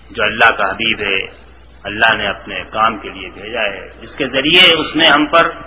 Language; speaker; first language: Urdu; native; Urdu